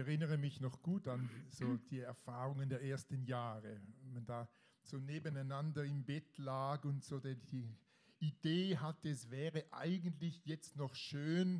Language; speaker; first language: German; native; German